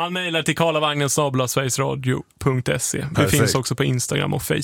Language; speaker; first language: Swedish; native; Swedish